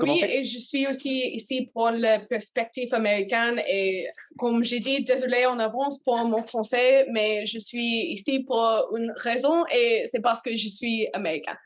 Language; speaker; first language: French; non-native, learner; English